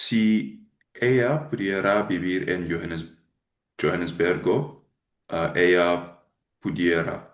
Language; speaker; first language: Spanish; non-native, learner; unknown